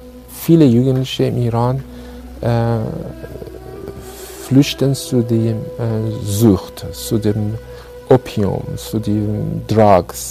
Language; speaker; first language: German; non-native, fluent; Persian